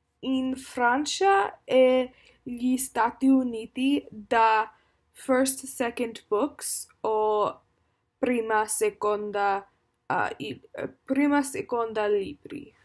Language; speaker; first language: Italian; non-native, learner; English